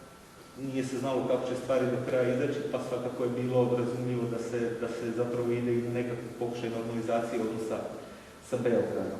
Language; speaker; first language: Croatian; native; Croatian